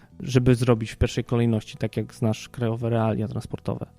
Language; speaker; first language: Polish; native; Polish